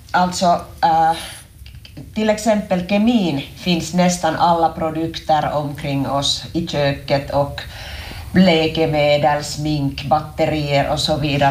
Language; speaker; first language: Swedish; non-native, local second language; Finnish